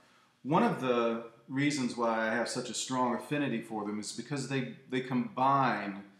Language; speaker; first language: English; native; English